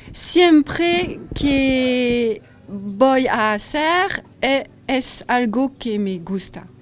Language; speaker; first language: Spanish; non-native, learner; French